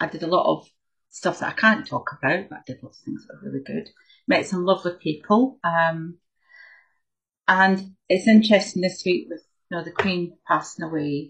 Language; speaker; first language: English; native; English